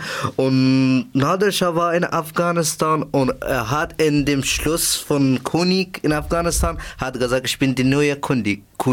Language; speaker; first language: German; non-native, learner; Persian